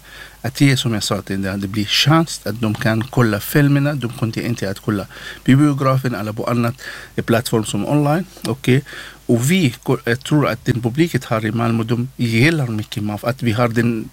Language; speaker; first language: Swedish; non-native, learner; Arabic